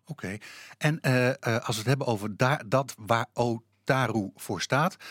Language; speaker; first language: Dutch; native; Dutch